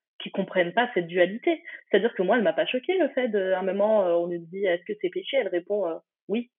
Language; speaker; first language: French; early bilingual, other home language; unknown